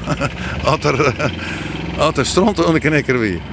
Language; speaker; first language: Dutch; native; Dutch